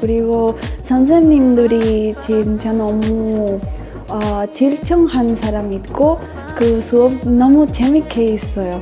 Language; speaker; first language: Korean; non-native, learner; Spanish